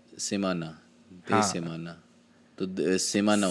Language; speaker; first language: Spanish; non-native, learner; Hindi